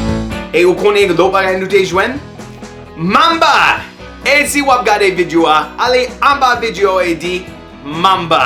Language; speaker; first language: Haitian Creole; non-native, learner; English